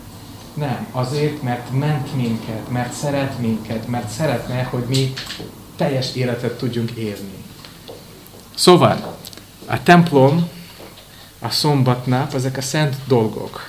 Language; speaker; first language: Hungarian; non-native, fluent; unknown